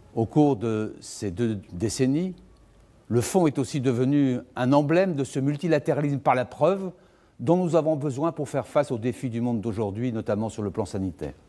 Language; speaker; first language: French; native; French